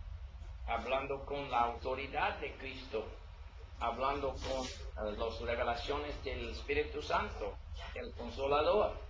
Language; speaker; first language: Spanish; non-native, learner; English